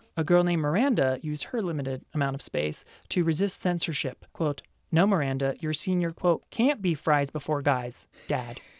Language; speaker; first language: English; native; English